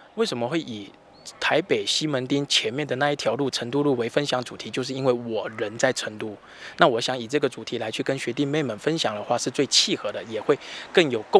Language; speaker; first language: Chinese; native; Chinese